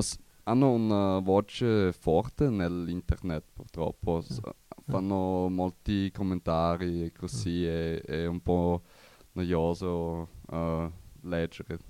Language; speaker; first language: Italian; non-native, learner; German